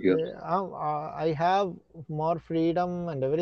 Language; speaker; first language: English; non-native, learner; Malayalam